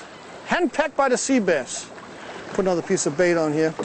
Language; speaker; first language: English; native; English